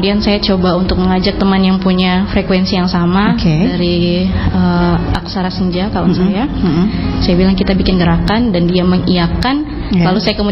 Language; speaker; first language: Indonesian; native; Indonesian